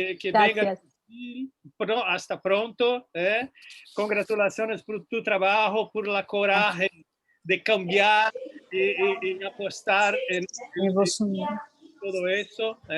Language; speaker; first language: Spanish; non-native, fluent; Portuguese